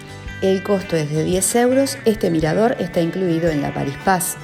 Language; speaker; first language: Spanish; native; Spanish